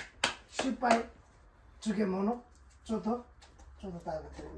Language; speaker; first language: Japanese; non-native, learner; Nepali